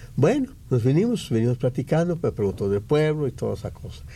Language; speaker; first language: Spanish; native; Spanish